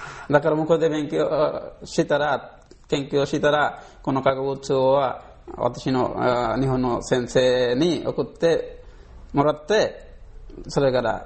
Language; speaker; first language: Japanese; non-native, learner; Bangla